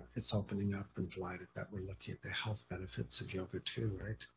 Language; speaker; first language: English; native; English